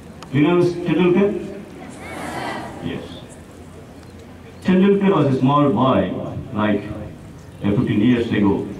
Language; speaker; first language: English; non-native, local second language; Tamil